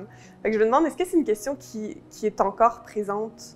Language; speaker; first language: French; native; French